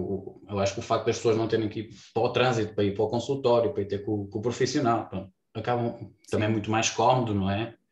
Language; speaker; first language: Portuguese; native; Portuguese